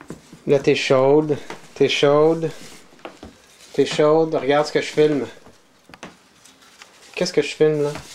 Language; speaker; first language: French; native; French